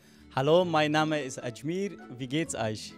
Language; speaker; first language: German; non-native, learner; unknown